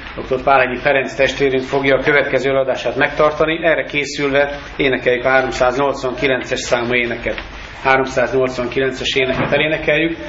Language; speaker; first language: Hungarian; native; Hungarian